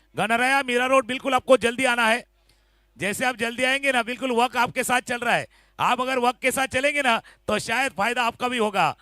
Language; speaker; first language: Hindi; non-native, local second language; Marathi